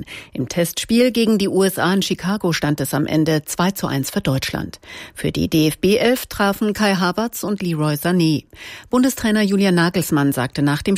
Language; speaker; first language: German; native; German